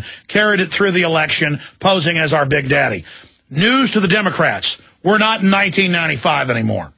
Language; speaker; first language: English; native; English